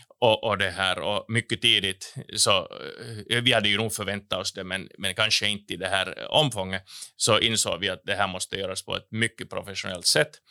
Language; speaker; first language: Swedish; native; Swedish